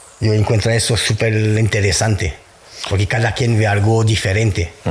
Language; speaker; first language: Spanish; non-native, fluent; French